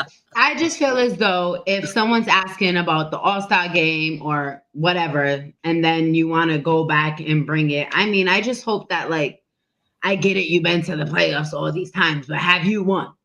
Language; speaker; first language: English; native; English